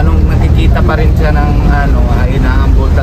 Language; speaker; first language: Filipino; non-native, learner; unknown